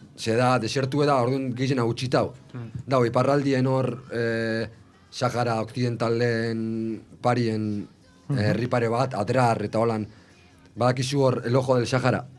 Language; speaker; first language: Basque; native; Basque